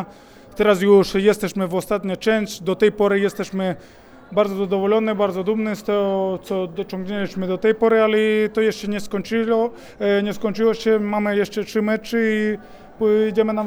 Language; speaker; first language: Polish; non-native, fluent; Spanish